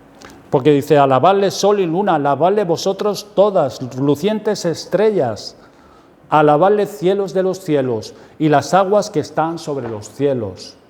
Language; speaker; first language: Spanish; native; Spanish